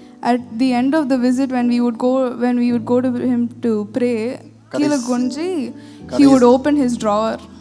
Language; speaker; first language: English; early bilingual, other home language; Tamil